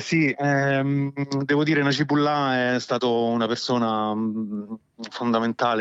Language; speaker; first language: Italian; native; Italian